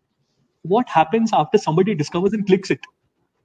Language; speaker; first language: English; non-native, local second language; Hindi